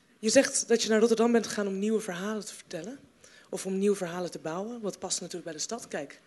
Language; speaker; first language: Dutch; native; Dutch